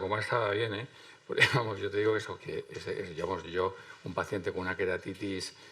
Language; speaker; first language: Spanish; native; Spanish